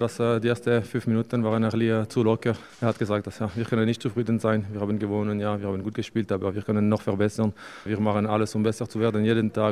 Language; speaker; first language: German; non-native, fluent; French